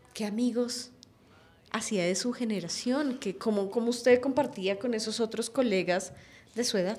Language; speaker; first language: Spanish; native; Spanish